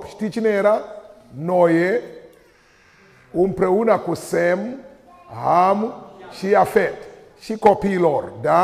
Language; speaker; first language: Romanian; non-native, learner; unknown